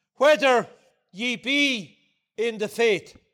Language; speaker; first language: English; native; English